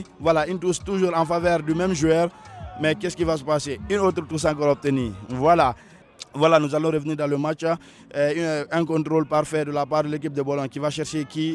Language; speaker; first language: French; non-native, local second language; Fula